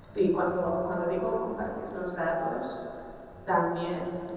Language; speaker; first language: Spanish; non-native, local second language; Catalan